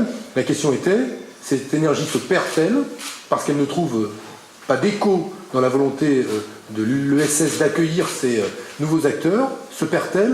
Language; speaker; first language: French; native; French